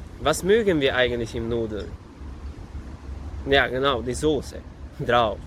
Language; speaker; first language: German; non-native, fluent; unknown